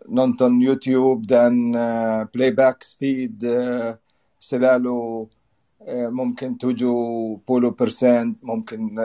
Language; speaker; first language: Indonesian; non-native, learner; Arabic